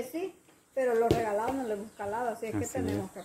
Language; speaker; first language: Spanish; native; Spanish